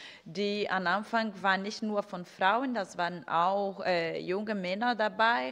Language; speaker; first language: German; non-native, fluent; Portuguese